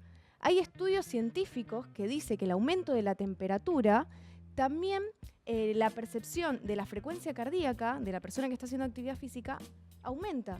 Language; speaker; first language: Spanish; native; Spanish